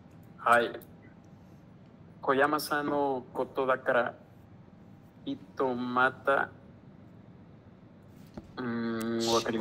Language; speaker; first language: Japanese; non-native, learner; Spanish